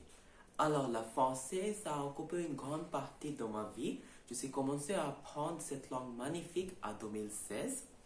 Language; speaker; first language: French; non-native, learner; Bangla